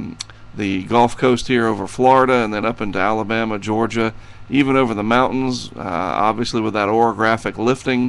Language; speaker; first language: English; native; English